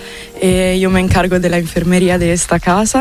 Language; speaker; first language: Spanish; non-native, fluent; Italian